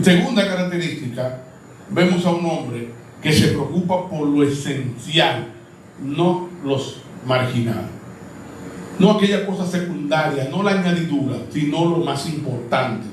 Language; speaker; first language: Spanish; native; Spanish